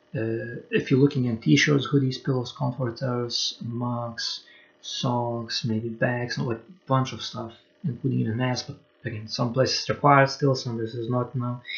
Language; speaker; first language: English; non-native, fluent; Lithuanian